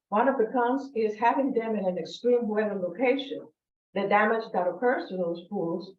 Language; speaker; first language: English; non-native, fluent; Spanish